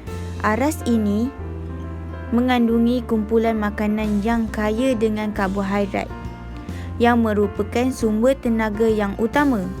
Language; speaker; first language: Malay; native; Malay